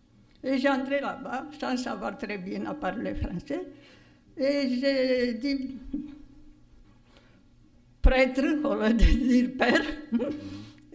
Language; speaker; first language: French; non-native, fluent; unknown